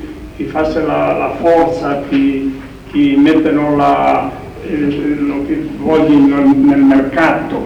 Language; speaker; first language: Italian; non-native, learner; Spanish